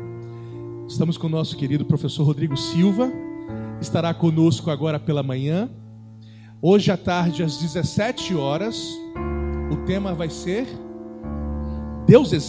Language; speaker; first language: Portuguese; native; Portuguese